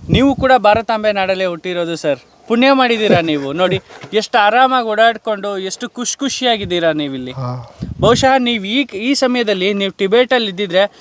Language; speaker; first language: Kannada; native; Kannada